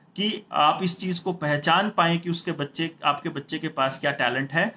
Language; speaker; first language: Hindi; native; Hindi